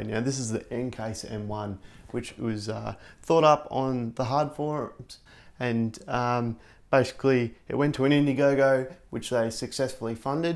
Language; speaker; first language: English; native; English